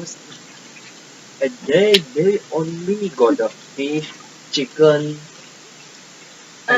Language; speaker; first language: English; non-native, local second language; Malay